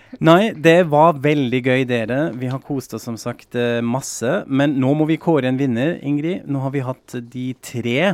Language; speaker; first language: Norwegian; non-native, fluent; German